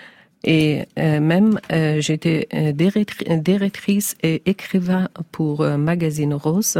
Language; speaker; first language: French; non-native, learner; Persian